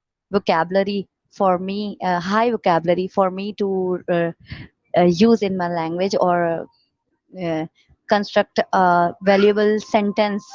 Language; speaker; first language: English; non-native, learner; Urdu